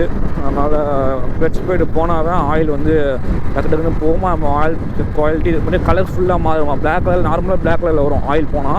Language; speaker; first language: Tamil; native; Tamil